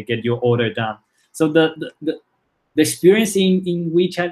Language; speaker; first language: English; early bilingual, other home language; Spanish